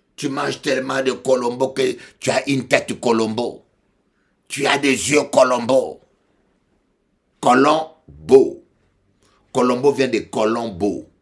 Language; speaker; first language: French; non-native, local second language; Lingala